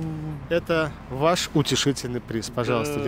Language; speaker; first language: Russian; native; Russian